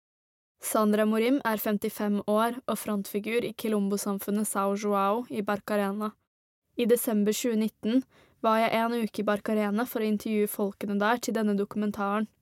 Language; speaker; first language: Norwegian; native; Norwegian